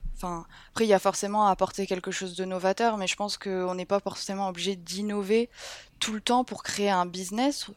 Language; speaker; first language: French; native; French